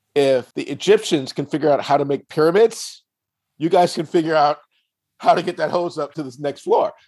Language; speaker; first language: English; native; English